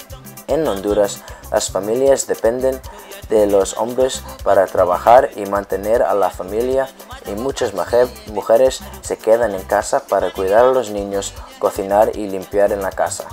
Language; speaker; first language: Spanish; non-native, learner; English